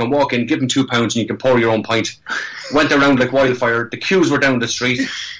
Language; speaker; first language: English; native; English